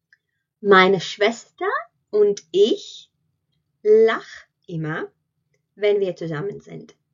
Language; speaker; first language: German; non-native, fluent; Latvian